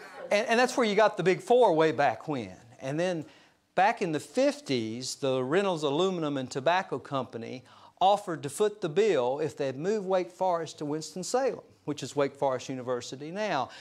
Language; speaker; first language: English; native; English